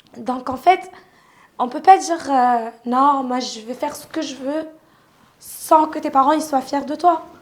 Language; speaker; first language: French; non-native, local second language; Arabic